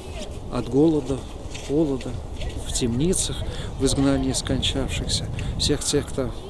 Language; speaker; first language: Russian; native; Russian